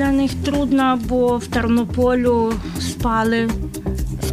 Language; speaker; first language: Polish; non-native, learner; Ukrainian